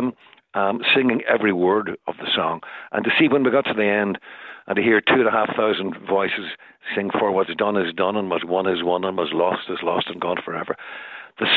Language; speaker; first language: English; native; English